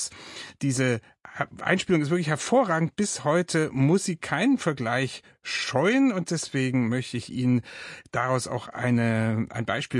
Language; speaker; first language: German; native; German